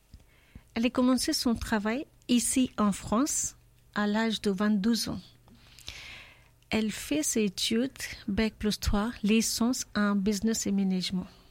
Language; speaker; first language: French; non-native, learner; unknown